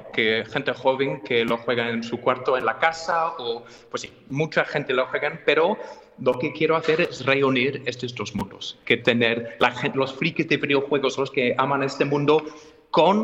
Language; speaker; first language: Spanish; non-native, fluent; English